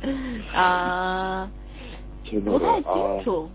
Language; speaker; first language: Chinese; native; Chinese